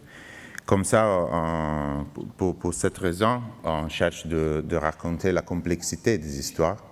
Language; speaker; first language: French; non-native, fluent; Italian